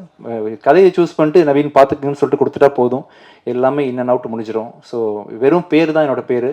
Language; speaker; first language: Tamil; native; Tamil